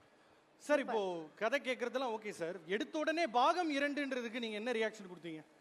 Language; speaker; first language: Tamil; native; Tamil